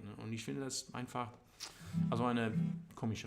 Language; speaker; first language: German; non-native, learner; English